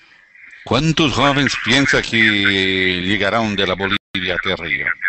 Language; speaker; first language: Spanish; non-native, learner; Portuguese